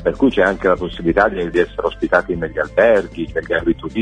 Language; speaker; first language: Italian; native; Italian